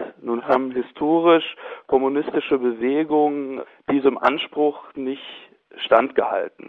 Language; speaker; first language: German; native; German